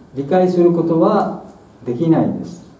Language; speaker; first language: Japanese; non-native, fluent; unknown